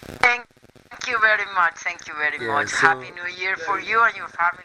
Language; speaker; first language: English; non-native, learner; Spanish